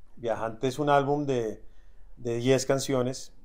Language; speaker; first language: Spanish; native; Spanish